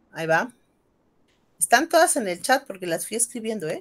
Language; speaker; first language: Spanish; native; Spanish